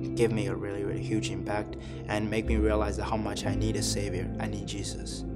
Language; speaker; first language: English; non-native, fluent; Chinese